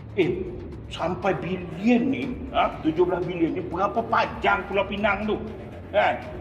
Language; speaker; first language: Malay; native; Malay